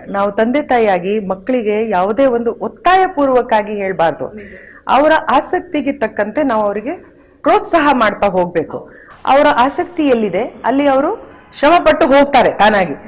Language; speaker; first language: Kannada; non-native, local second language; Hindi